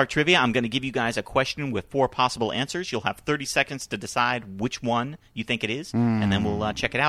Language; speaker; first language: English; native; English